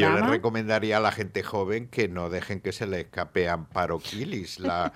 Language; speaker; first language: Spanish; native; Spanish